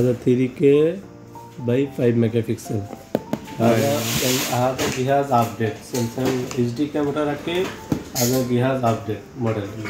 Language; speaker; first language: Arabic; non-native, learner; Hindi